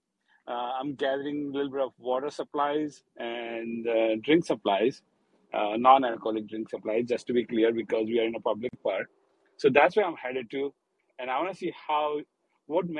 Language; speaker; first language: English; non-native, local second language; Hindi